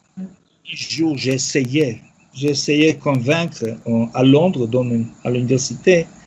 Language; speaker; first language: French; non-native, fluent; Yiddish